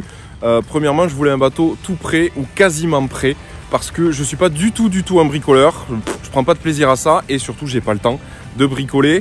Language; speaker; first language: French; native; French